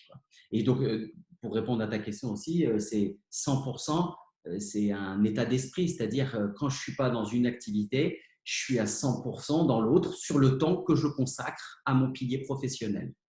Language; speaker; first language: French; native; French